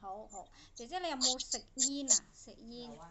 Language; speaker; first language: Cantonese; native; Cantonese